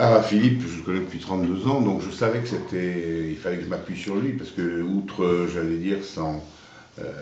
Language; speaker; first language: French; native; French